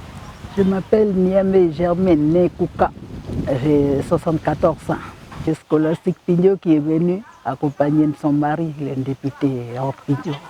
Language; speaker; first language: French; non-native, local second language; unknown